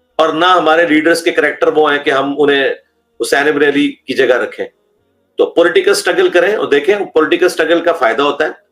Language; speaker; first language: Urdu; non-native, local second language; Punjabi